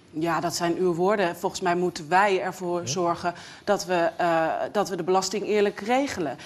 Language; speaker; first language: Dutch; native; Dutch